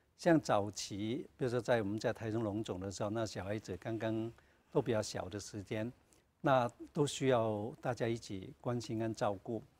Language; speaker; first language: Chinese; non-native, local second language; Cantonese